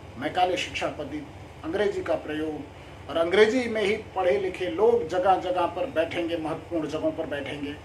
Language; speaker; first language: Hindi; native; Hindi